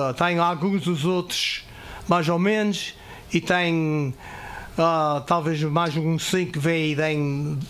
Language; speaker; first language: Portuguese; early bilingual, heritage; Portuguese